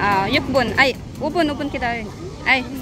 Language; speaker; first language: Korean; non-native, learner; Filipino